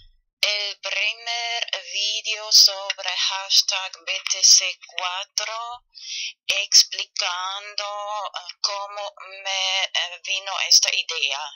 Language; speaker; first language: Spanish; non-native, fluent; German